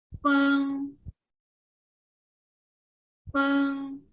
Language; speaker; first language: Chinese; non-native, fluent; Thai